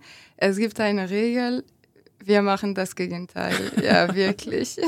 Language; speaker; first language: German; non-native, fluent; French